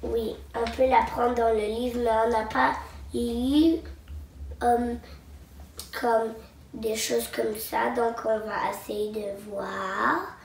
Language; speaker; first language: French; non-native, local second language; English